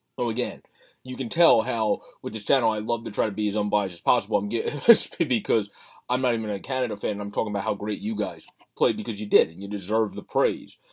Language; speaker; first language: English; native; English